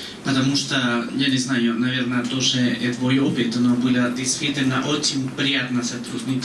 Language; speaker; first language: Russian; non-native, fluent; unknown